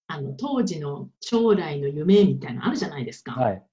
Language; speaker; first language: Japanese; native; Japanese